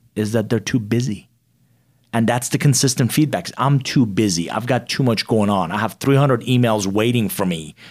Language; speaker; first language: English; non-native, fluent; Persian